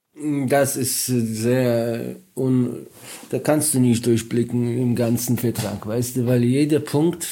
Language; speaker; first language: German; non-native, learner; Polish